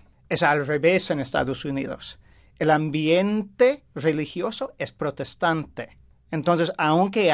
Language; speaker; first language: Spanish; non-native, fluent; English